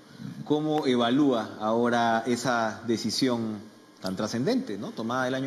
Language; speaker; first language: Spanish; native; Spanish